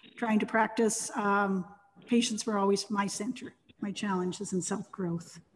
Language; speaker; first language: English; native; English